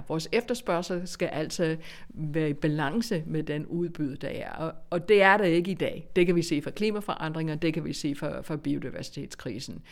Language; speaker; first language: Danish; non-native, fluent; English